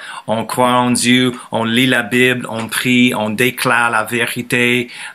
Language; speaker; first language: French; non-native, fluent; English